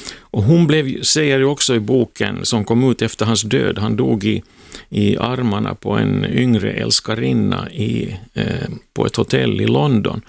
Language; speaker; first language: Swedish; native; Swedish